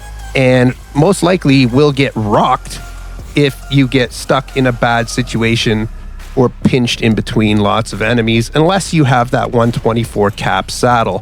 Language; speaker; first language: English; native; English